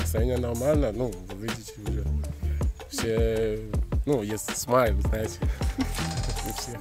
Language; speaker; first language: Russian; non-native, learner; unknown